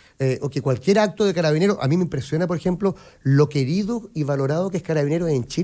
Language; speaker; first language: Spanish; native; Spanish